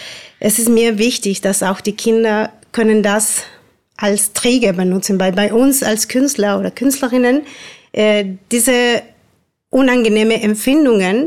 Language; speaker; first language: German; non-native, fluent; Spanish